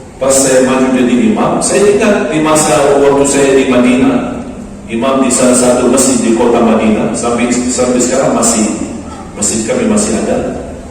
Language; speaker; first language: Malay; non-native, fluent; Arabic